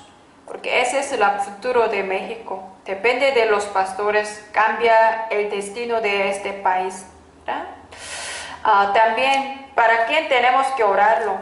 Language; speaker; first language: Spanish; non-native, fluent; Korean